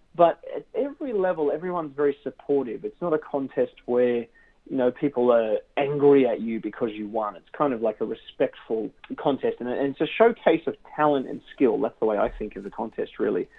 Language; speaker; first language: English; native; English